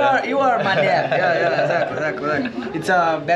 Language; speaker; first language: English; non-native, learner; Portuguese